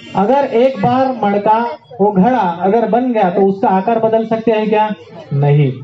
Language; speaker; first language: Hindi; non-native, local second language; Marathi